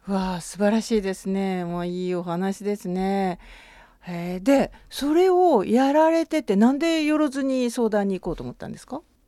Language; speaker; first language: Japanese; native; Japanese